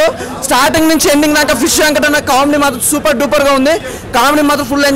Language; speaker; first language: Telugu; native; Telugu